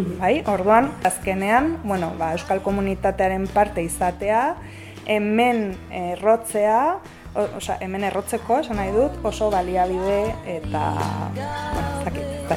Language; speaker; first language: Basque; non-native, local second language; Spanish